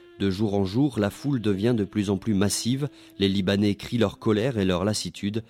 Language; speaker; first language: French; native; French